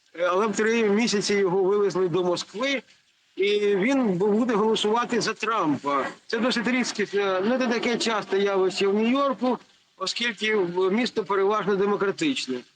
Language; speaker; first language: Ukrainian; native; Ukrainian